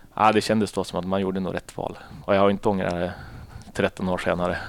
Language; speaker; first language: Swedish; native; Swedish